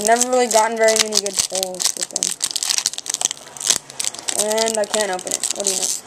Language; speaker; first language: English; native; English